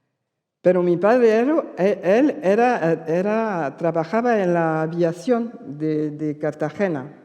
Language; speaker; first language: Spanish; early bilingual, heritage; Spanish